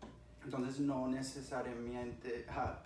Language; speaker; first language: Spanish; early bilingual, other home language; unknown